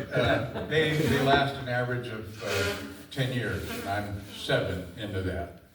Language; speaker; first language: English; native; English